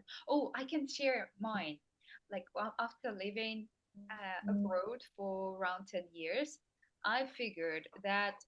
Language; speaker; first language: English; non-native, fluent; Russian